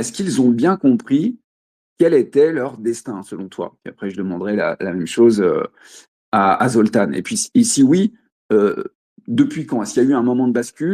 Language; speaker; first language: French; native; French